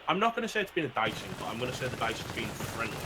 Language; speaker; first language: English; native; English